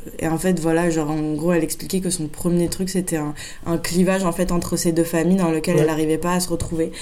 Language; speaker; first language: French; native; French